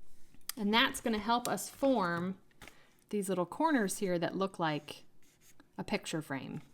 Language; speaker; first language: English; native; English